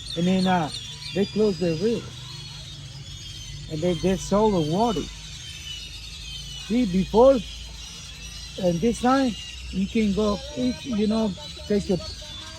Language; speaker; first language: English; non-native, learner; Spanish